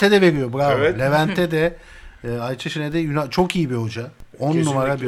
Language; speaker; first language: Turkish; native; Turkish